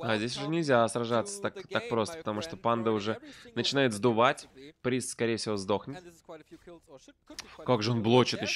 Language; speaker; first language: Russian; native; Russian